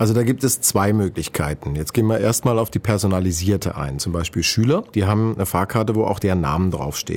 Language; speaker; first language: German; native; German